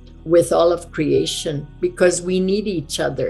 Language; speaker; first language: English; non-native, fluent; Cree